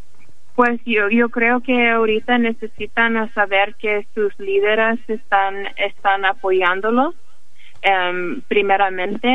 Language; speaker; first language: Spanish; early bilingual, heritage; English